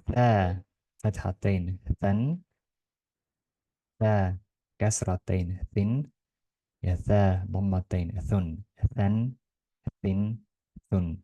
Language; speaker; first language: Arabic; non-native, learner; Estonian